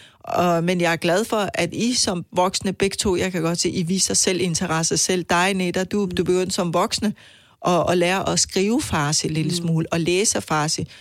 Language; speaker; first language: Danish; non-native, fluent; Persian